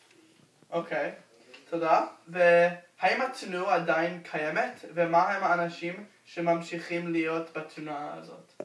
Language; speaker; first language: Hebrew; non-native, learner; English